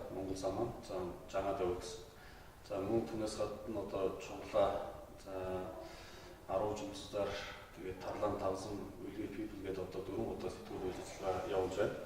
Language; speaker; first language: Mongolian; non-native, local second language; Kazakh